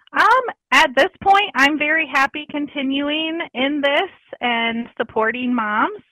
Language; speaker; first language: English; native; English